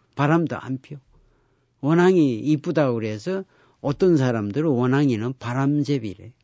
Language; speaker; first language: Korean; native; Korean